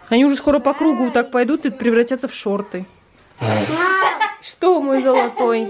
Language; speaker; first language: Russian; native; Russian